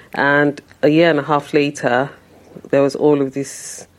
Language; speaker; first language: English; non-native, local second language; Yoruba